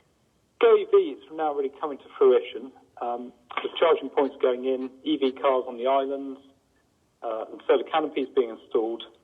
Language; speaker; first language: English; native; English